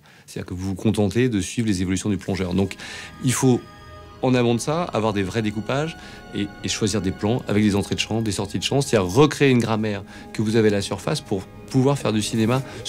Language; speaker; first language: French; native; French